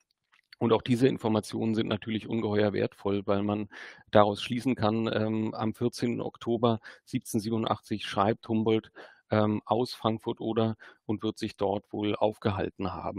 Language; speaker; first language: German; native; German